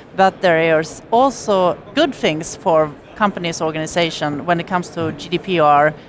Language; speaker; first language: English; non-native, fluent; Swedish